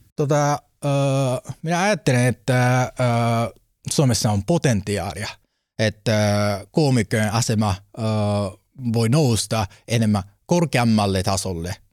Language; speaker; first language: Finnish; non-native, learner; Japanese